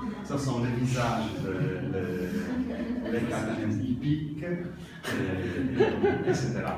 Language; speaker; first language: French; non-native, learner; Italian